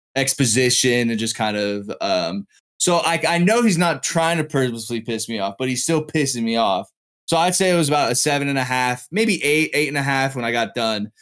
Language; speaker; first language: English; native; English